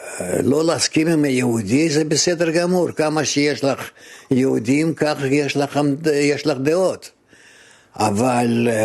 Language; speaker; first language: Hebrew; non-native, fluent; Russian